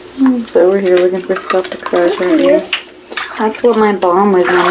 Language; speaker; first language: English; native; English